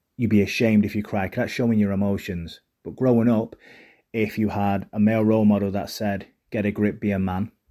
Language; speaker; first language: English; native; English